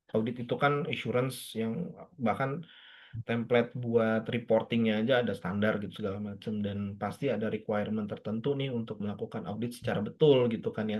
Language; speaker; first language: Indonesian; native; Indonesian